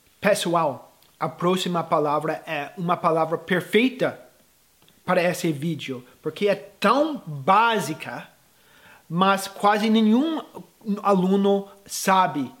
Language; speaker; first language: Portuguese; non-native, fluent; English